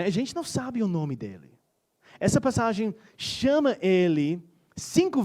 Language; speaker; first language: Portuguese; non-native, fluent; English